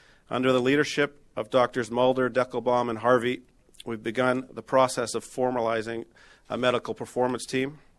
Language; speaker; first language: English; native; English